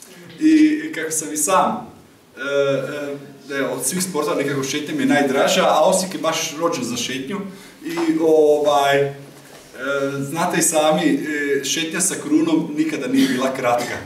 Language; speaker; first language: Serbian; native; Serbian